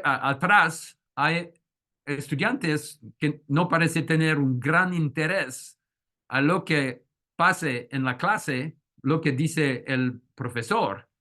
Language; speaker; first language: Spanish; non-native, fluent; French